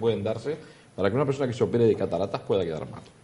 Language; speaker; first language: Spanish; native; Spanish